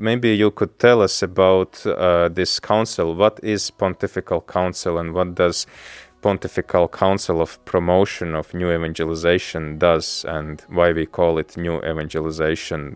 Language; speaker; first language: English; non-native, fluent; Latvian